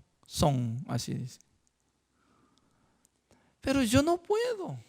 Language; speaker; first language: Spanish; non-native, fluent; Korean